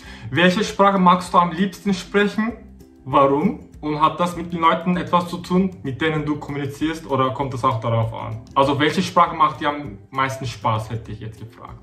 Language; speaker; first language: German; non-native, fluent; Turkish